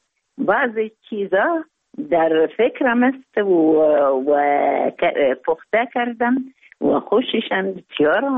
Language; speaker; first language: Persian; non-native, fluent; Arabic